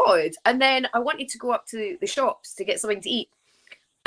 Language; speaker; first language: English; native; English